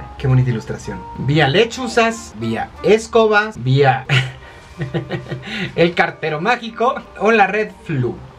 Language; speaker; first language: Spanish; native; Spanish